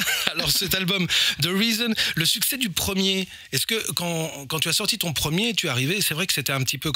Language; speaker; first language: French; native; French